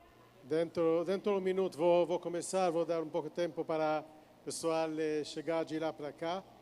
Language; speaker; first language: Portuguese; non-native, fluent; Hebrew